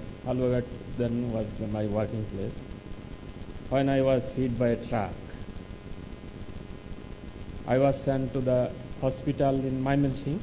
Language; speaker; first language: English; non-native, local second language; Bangla